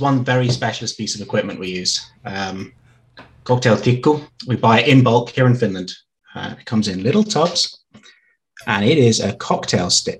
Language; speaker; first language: English; native; English